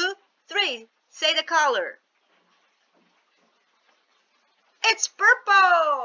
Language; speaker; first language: English; non-native, fluent; Portuguese